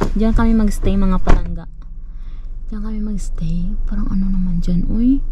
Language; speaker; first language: Filipino; non-native, local second language; Cebuano